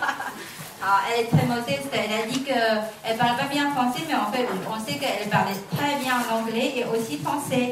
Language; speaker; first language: French; non-native, fluent; Chinese